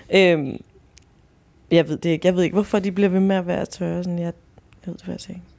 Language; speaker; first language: Danish; early bilingual, other home language; Spanish